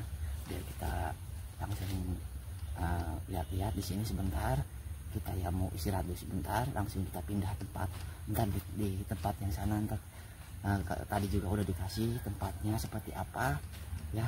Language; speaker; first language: Indonesian; native; Indonesian